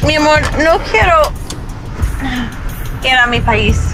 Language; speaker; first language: Spanish; non-native, learner; English